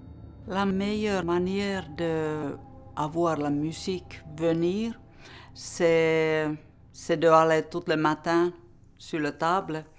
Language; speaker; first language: French; non-native, fluent; Finnish